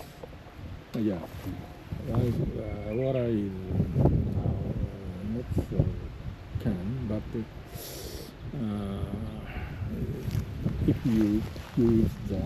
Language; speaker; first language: English; non-native, learner; Japanese